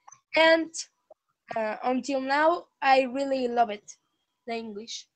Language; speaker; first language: English; non-native, learner; Spanish